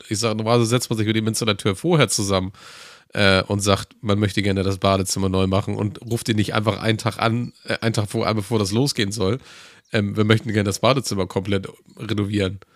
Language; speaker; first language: German; native; German